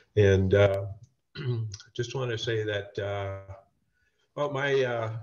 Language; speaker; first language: English; native; English